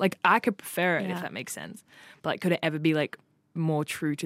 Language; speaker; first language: English; native; English